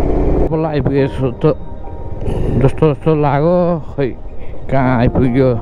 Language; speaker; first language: Nepali; native; Nepali